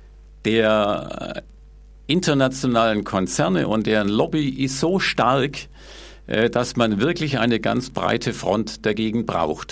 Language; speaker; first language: German; native; German